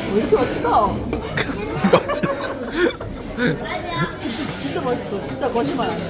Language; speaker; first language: Korean; non-native, learner; Arabic